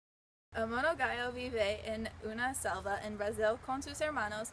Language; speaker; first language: Spanish; non-native, learner; English